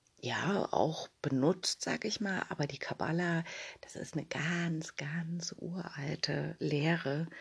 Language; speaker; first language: German; native; German